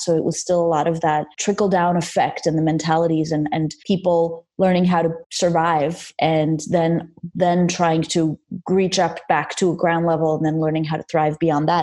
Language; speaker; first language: English; early bilingual, other home language; Armenian